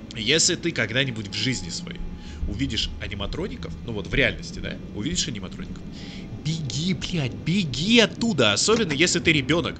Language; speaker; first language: Russian; native; Russian